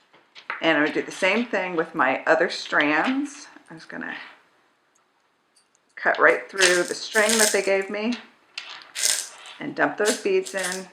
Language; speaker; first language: English; native; English